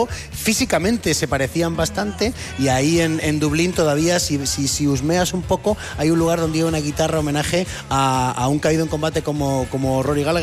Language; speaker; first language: Spanish; native; Spanish